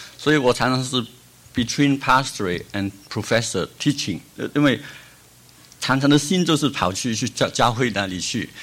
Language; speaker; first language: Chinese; non-native, local second language; Cantonese